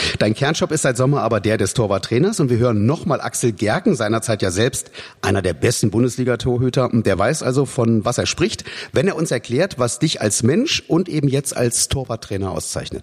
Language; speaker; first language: German; native; German